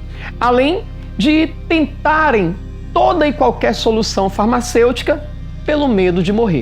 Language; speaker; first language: Portuguese; native; Portuguese